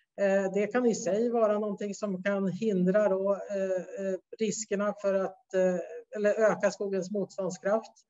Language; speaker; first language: Swedish; native; Swedish